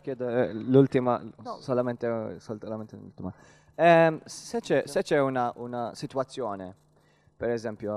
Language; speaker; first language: Italian; non-native, learner; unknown